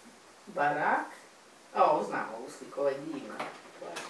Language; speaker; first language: Croatian; native; Croatian